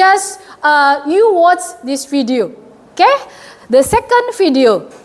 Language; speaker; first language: English; non-native, fluent; Indonesian